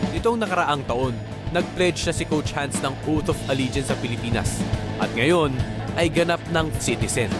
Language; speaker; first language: Filipino; native; Filipino